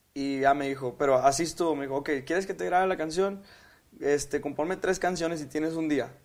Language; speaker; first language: Spanish; native; Spanish